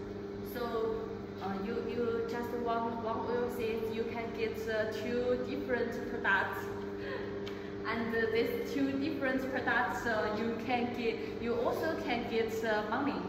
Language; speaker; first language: English; non-native, learner; Chinese